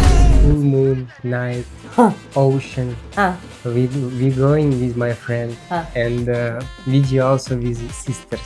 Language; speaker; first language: English; non-native, learner; Russian